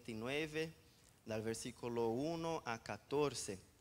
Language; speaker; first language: Spanish; non-native, fluent; Portuguese